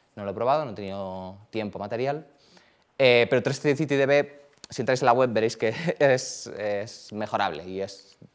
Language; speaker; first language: Spanish; native; Spanish